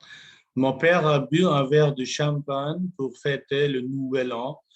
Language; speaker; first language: French; non-native, fluent; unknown